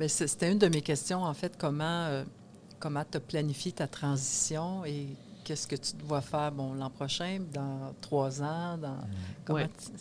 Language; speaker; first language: French; native; French